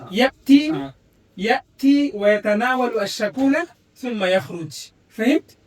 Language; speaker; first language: Arabic; non-native, fluent; Bangla